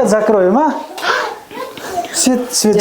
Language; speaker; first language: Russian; non-native, learner; Kyrgyz